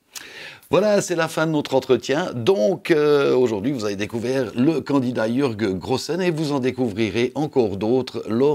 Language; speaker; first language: French; native; French